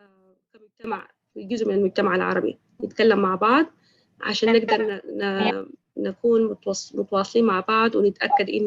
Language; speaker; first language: Arabic; native; Arabic